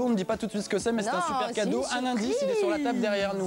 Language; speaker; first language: French; native; French